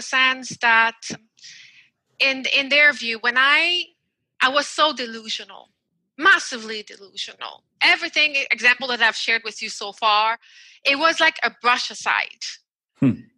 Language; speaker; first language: English; non-native, fluent; French